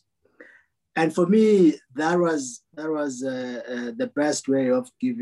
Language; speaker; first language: English; non-native, local second language; Xhosa